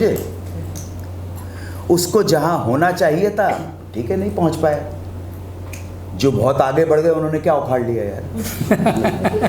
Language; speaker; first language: Hindi; native; Hindi